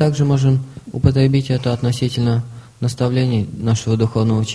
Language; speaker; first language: Russian; native; Russian